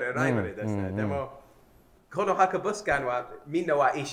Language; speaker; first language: Japanese; non-native, learner; English